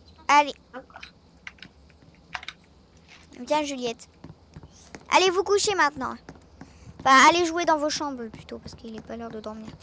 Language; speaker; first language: French; native; French